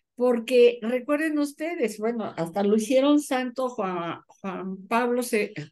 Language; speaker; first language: Spanish; native; Spanish